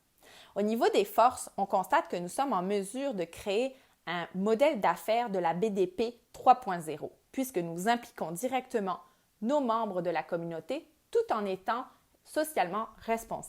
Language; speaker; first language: French; native; French